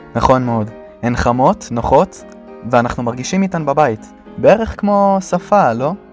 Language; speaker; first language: Hebrew; native; Hebrew